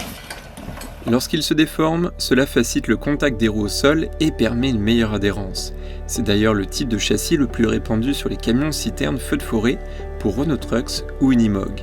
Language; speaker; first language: French; native; French